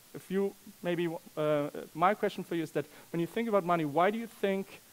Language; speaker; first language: English; non-native, fluent; German